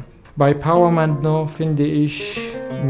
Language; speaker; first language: German; non-native, learner; Arabic